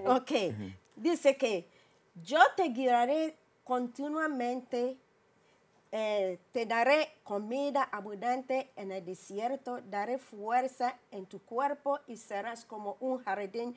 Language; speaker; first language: Spanish; non-native, learner; English